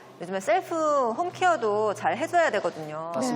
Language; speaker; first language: Korean; native; Korean